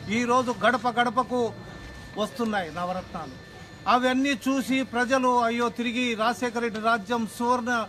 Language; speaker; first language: Telugu; native; Telugu